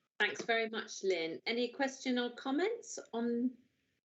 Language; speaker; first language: English; native; English